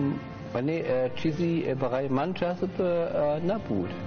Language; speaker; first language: Persian; non-native, learner; German